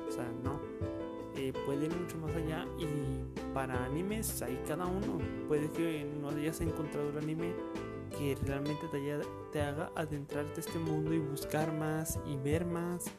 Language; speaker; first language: Spanish; native; Spanish